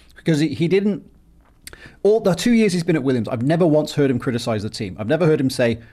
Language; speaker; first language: English; native; English